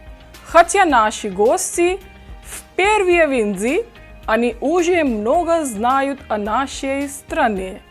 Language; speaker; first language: Russian; non-native, fluent; English